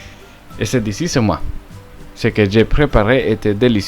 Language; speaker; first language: French; non-native, learner; Spanish